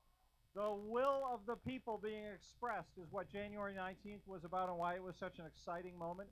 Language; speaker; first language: English; native; English